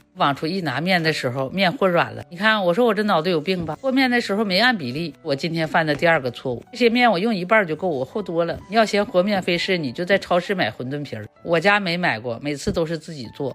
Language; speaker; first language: Chinese; native; Chinese